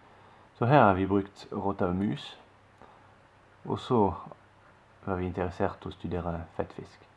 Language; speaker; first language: Norwegian; non-native, fluent; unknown